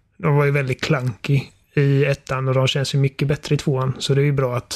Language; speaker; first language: Swedish; native; Swedish